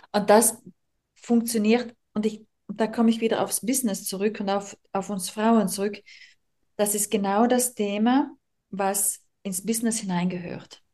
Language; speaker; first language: German; native; German